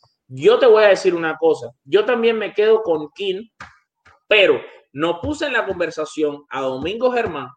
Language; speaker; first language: Spanish; native; Spanish